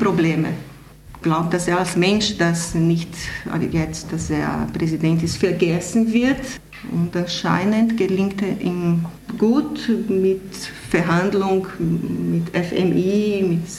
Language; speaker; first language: German; non-native, fluent; Portuguese